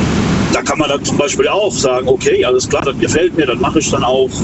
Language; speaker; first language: German; native; German